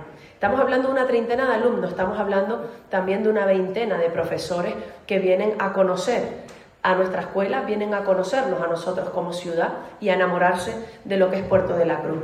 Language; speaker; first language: Spanish; native; Spanish